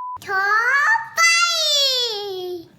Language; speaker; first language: Korean; early bilingual, heritage; Korean